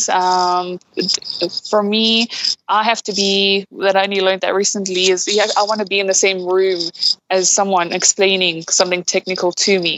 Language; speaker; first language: English; native; English